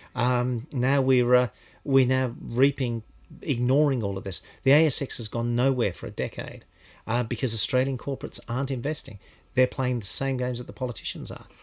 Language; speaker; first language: English; native; English